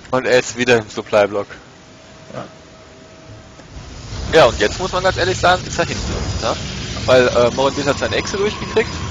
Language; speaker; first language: German; native; German